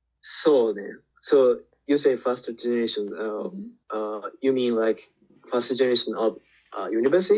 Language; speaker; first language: English; non-native, learner; Japanese